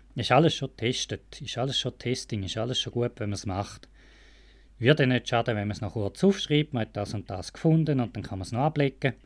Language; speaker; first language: German; native; German